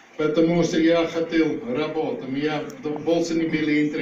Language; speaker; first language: Russian; non-native, learner; Dutch